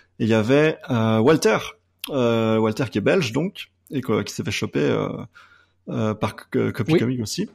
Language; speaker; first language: French; native; French